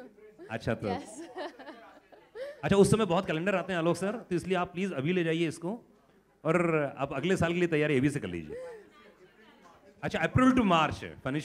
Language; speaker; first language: Hindi; native; Hindi